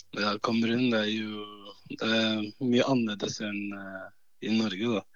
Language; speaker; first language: Norwegian; early bilingual, other home language; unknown